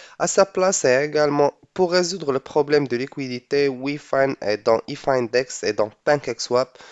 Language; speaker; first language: French; non-native, local second language; Arabic